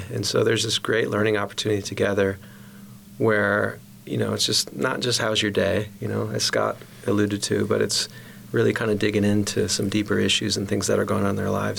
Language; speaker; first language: English; native; English